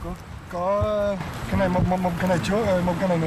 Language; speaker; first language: Vietnamese; non-native, learner; English